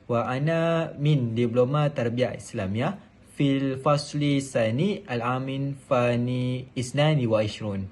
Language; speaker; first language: Arabic; non-native, learner; Malay